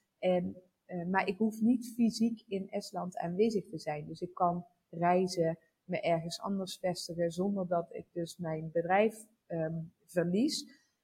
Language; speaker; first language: Dutch; native; Dutch